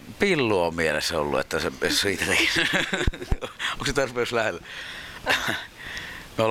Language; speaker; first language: Finnish; native; Finnish